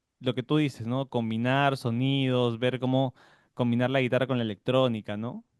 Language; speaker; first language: Spanish; native; Spanish